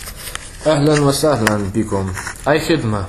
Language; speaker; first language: Arabic; non-native, learner; English